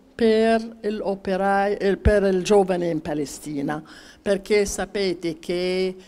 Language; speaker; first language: Italian; non-native, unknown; Arabic